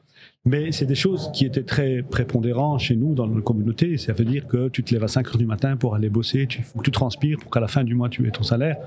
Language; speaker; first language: French; early bilingual, other home language; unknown